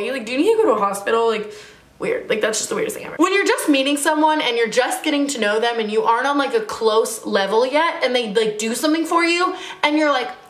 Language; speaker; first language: English; native; English